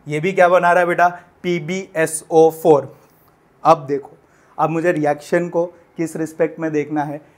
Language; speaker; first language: Hindi; non-native, local second language; Gujarati